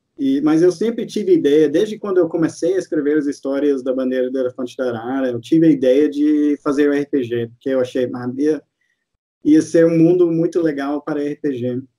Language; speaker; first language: Portuguese; non-native, fluent; English